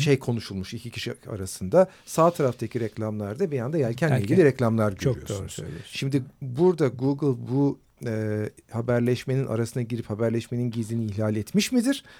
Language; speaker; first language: Turkish; native; Turkish